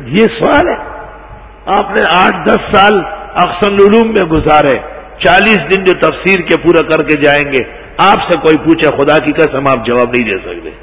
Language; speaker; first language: Urdu; non-native, local second language; Pashto